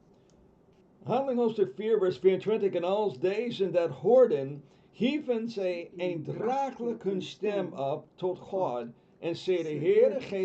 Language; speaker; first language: Dutch; non-native, fluent; English